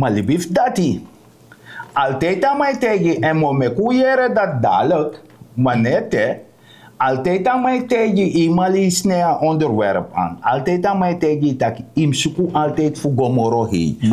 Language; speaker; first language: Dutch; non-native, local second language; Sranan Tongo